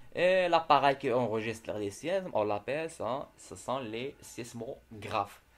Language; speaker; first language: French; non-native, local second language; Arabic